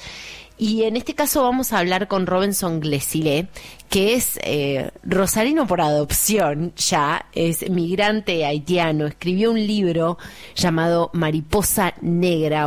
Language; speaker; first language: Spanish; native; Spanish